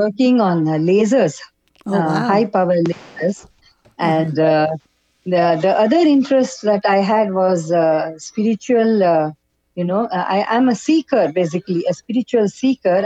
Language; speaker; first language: English; non-native, local second language; Kannada